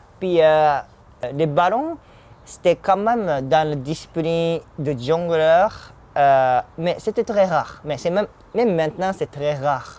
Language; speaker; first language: French; non-native, fluent; Japanese